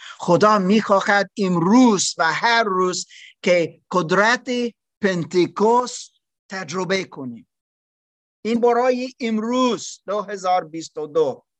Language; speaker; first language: Persian; non-native, learner; German